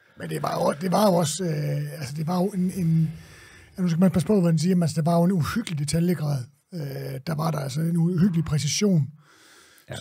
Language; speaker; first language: Danish; native; Danish